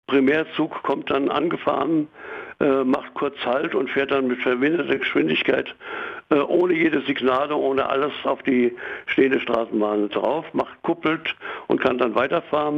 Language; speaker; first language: German; native; German